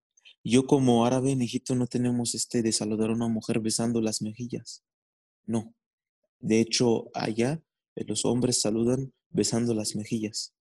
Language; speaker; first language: Spanish; non-native, fluent; Arabic